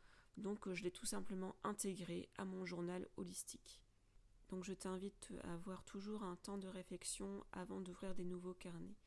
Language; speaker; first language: French; native; French